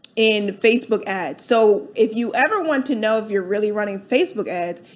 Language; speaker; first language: English; native; English